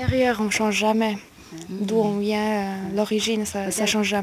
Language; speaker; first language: French; non-native, fluent; Chinese